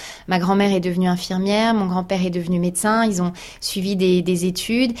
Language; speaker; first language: French; native; French